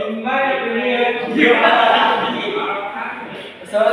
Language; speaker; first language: English; non-native, learner; Indonesian